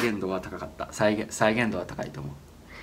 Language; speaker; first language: Japanese; native; Japanese